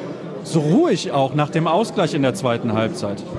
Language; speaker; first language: German; native; German